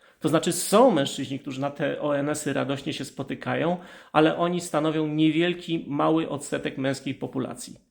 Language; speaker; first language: Polish; native; Polish